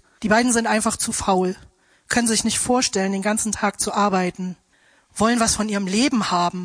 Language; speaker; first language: German; native; German